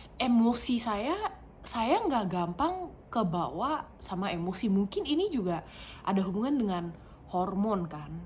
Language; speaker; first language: Indonesian; non-native, fluent; English